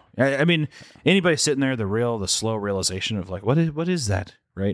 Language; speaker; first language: English; native; English